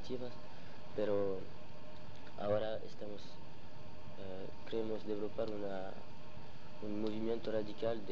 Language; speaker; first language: Spanish; non-native, learner; French